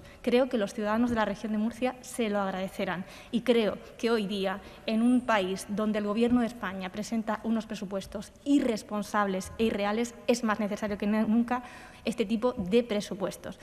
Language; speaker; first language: Spanish; native; Spanish